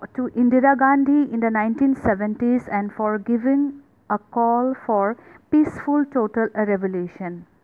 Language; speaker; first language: English; non-native, local second language; Assamese